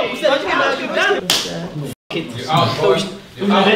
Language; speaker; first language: Czech; native; Czech